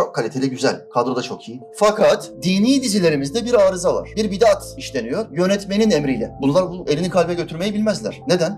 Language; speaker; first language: Turkish; native; Turkish